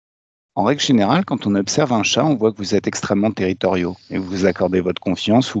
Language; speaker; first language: French; native; French